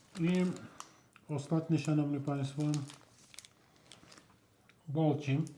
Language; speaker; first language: Polish; non-native, learner; Turkish